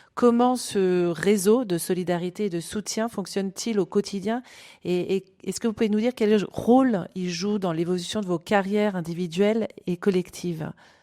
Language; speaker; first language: French; native; French